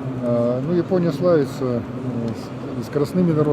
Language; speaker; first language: Russian; native; Russian